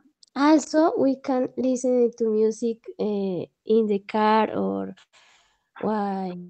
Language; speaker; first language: English; non-native, learner; Spanish